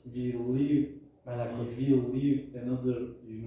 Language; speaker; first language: English; non-native, learner; Turkish